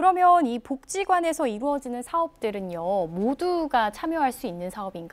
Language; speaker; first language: Korean; native; Korean